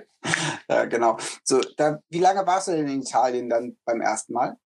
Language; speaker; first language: German; native; German